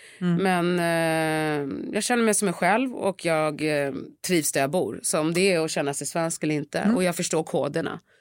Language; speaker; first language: Swedish; early bilingual, other home language; Tigrinya